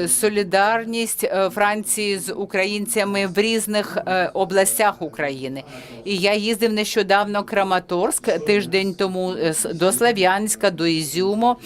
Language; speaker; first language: Ukrainian; non-native, fluent; French